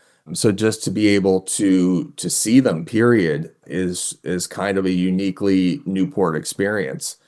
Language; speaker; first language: English; native; English